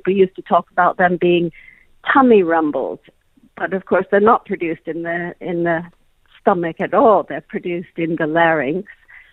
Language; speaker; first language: English; native; English